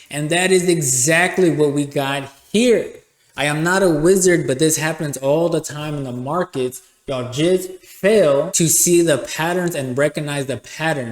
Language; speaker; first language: English; native; English